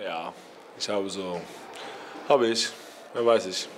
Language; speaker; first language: German; non-native, learner; Norwegian